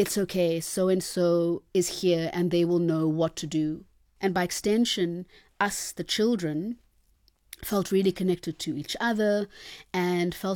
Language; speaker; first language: English; non-native, local second language; Xhosa